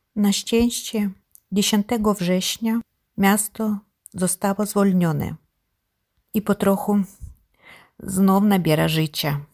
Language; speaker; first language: Polish; non-native, learner; Ukrainian